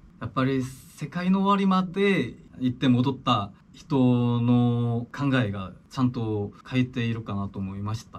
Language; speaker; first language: Japanese; non-native, fluent; Korean